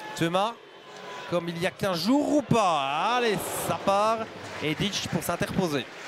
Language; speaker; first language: French; native; French